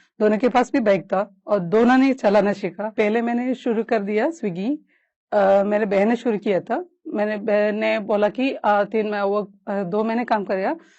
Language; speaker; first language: Hindi; non-native, local second language; Kannada